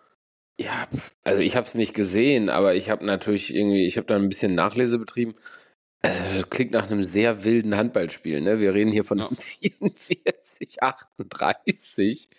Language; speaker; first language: German; native; German